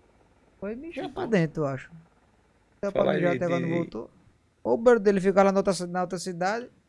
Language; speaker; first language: Portuguese; native; Portuguese